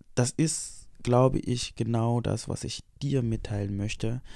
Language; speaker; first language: German; non-native, fluent; Indonesian